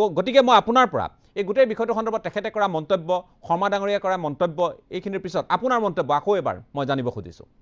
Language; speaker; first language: Assamese; native; Assamese